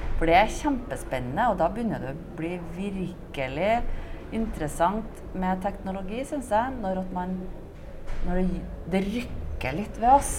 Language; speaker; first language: Norwegian; native; Norwegian